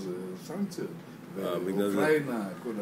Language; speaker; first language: Hebrew; non-native, learner; Russian